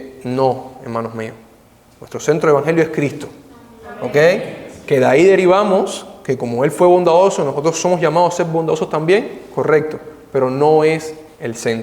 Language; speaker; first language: Spanish; native; Spanish